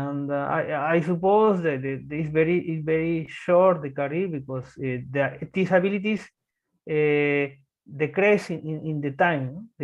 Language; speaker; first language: English; non-native, learner; Spanish